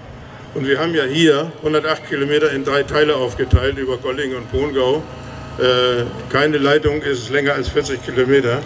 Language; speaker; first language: German; native; German